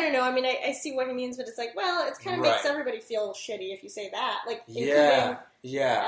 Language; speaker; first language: English; native; English